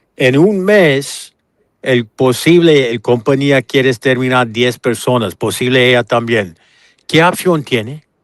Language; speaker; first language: Spanish; non-native, learner; English